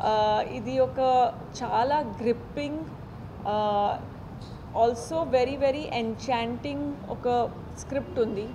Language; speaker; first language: Telugu; non-native, fluent; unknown